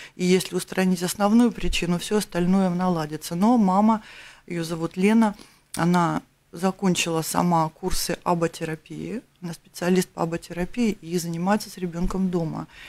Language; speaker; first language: Russian; native; Russian